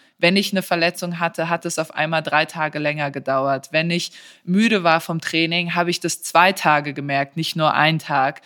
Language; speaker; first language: German; early bilingual, other home language; Serbian